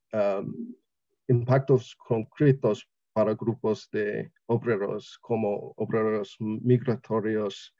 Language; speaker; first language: Spanish; non-native, learner; English